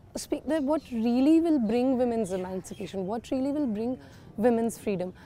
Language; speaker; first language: English; non-native, local second language; Kashmiri